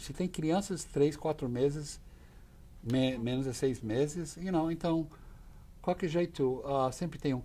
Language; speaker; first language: Portuguese; non-native, fluent; English